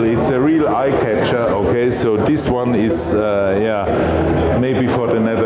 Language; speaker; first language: English; non-native, fluent; German